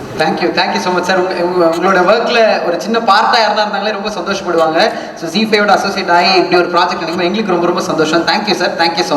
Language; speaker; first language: Tamil; native; Tamil